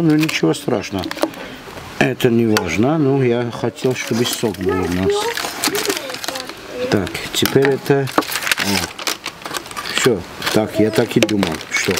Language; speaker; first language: Russian; non-native, fluent; Armenian